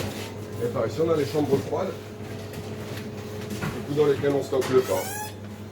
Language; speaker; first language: French; native; French